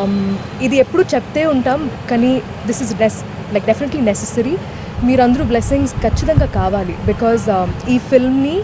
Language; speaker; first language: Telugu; non-native, local second language; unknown